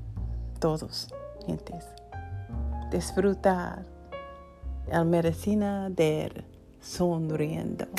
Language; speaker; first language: Spanish; non-native, learner; English